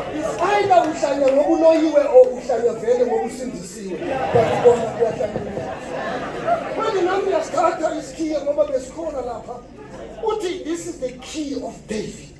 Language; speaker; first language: Zulu; native; Zulu